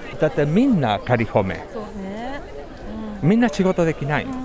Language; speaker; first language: Japanese; non-native, learner; Spanish